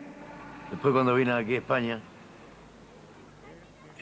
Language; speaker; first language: Spanish; native; Spanish